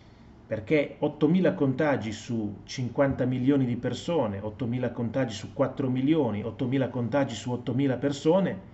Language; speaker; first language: Italian; native; Italian